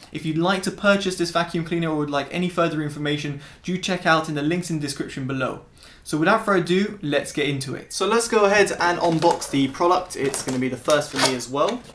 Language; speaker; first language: English; native; English